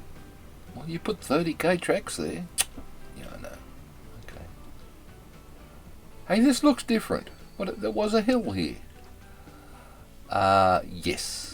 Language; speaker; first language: English; native; English